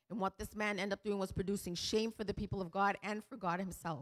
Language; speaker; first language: English; early bilingual, other home language; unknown